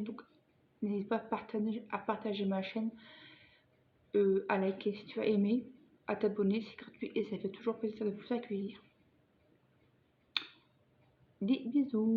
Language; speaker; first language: French; native; French